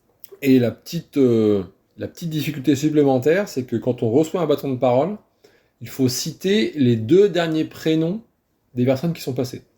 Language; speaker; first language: French; native; French